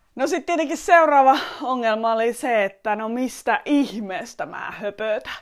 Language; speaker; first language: Finnish; early bilingual, other home language; Estonian